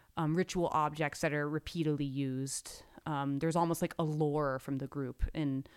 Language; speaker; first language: English; native; English